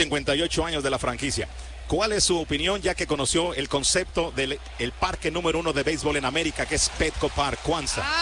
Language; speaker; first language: Spanish; native; Spanish